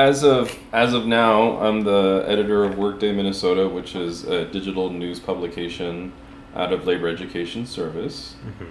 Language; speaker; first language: English; early bilingual, other home language; Spanish